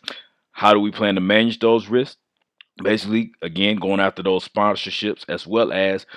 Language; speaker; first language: English; native; English